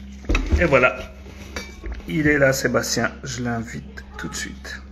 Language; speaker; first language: French; native; French